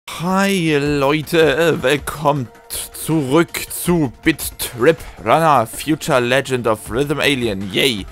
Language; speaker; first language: German; native; German